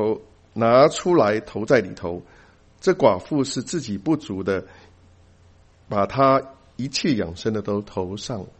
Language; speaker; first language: Chinese; native; Chinese